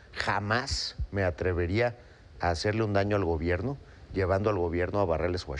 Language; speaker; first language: Spanish; native; Spanish